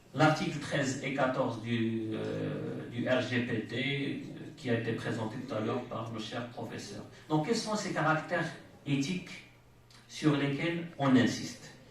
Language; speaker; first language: French; non-native, local second language; Arabic